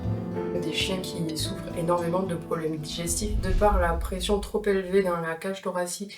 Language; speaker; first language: French; native; French